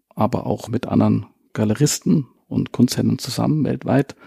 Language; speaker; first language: German; native; German